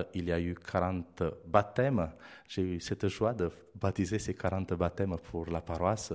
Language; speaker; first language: French; non-native, fluent; Romanian